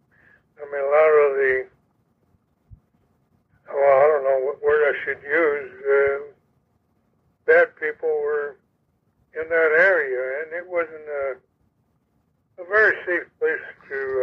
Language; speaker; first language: English; native; English